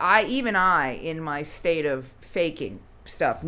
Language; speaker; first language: English; native; English